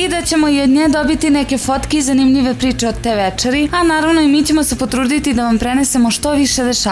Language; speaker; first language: Serbian; native; Serbian